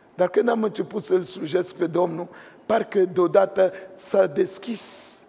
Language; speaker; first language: Romanian; non-native, fluent; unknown